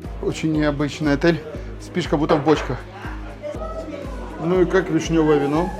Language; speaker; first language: Russian; native; Russian